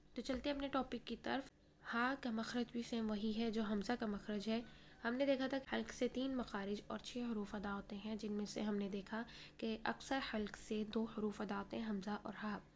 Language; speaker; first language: Urdu; native; Urdu